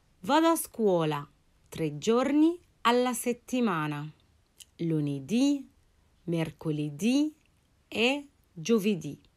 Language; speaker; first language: Italian; non-native, fluent; Arabic